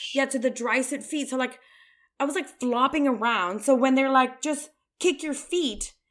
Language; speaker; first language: English; non-native, fluent; Spanish